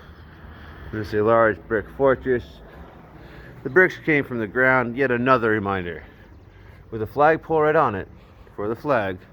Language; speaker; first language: English; native; English